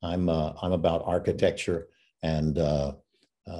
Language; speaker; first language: English; native; English